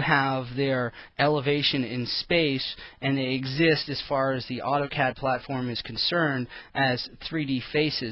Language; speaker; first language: English; native; English